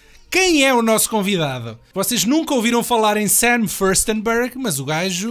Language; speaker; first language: Portuguese; native; Portuguese